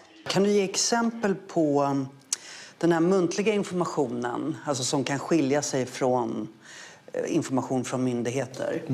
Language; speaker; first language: Swedish; native; Swedish